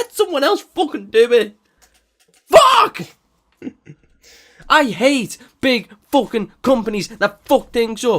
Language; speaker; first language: English; native; English